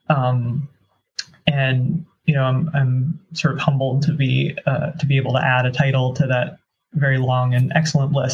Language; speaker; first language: English; native; English